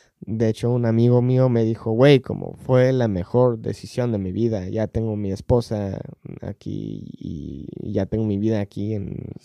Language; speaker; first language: Spanish; non-native, fluent; English